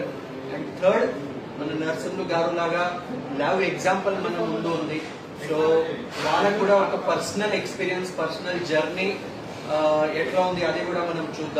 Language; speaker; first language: Telugu; non-native, fluent; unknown